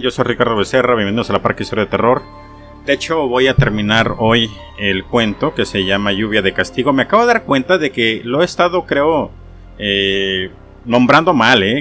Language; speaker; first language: Spanish; native; Spanish